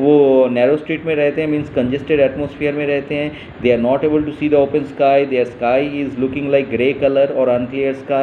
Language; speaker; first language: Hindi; native; Hindi